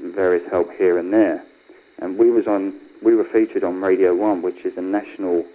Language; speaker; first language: English; native; English